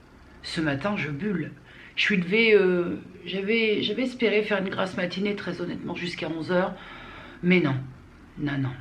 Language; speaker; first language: French; native; French